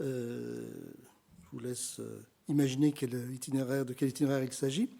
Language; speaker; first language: French; native; French